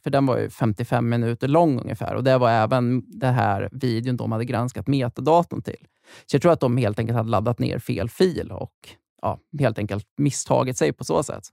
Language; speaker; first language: Swedish; native; Swedish